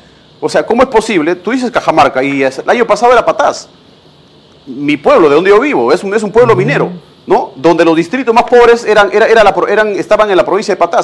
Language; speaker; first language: Spanish; native; Spanish